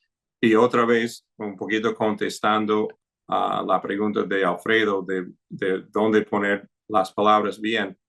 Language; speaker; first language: Spanish; non-native, fluent; English